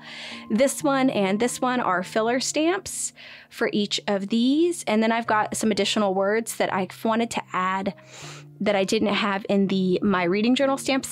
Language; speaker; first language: English; native; English